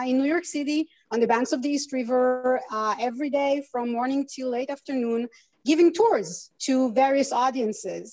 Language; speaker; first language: English; non-native, fluent; Hebrew